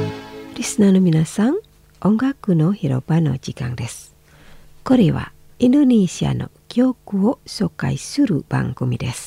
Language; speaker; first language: Japanese; non-native, fluent; Indonesian